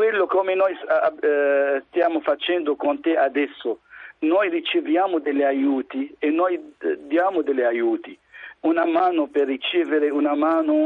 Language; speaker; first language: Italian; non-native, fluent; Arabic